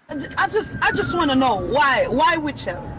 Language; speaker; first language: English; non-native, fluent; Haitian Creole